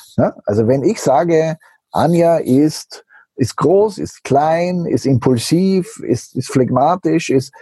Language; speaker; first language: German; native; German